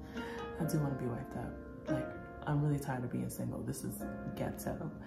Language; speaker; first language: English; native; English